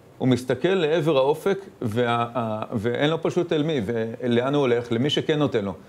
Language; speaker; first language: Hebrew; native; Hebrew